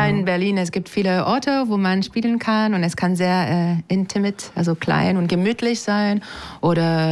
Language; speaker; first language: German; non-native, fluent; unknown